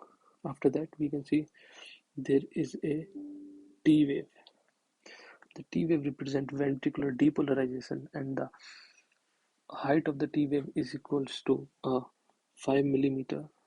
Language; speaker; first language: English; non-native, local second language; Hindi